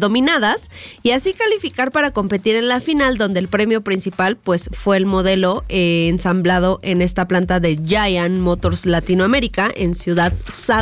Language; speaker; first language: Spanish; native; Spanish